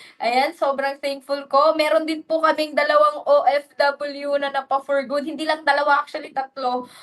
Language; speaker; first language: Filipino; non-native, local second language; Waray